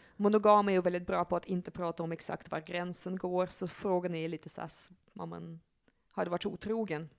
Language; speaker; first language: Swedish; early bilingual, other home language; Russian